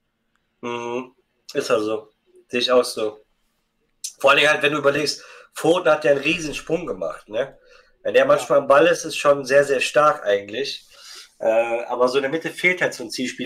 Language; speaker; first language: German; native; German